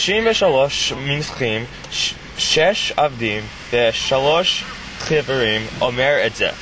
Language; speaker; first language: Hebrew; non-native, learner; English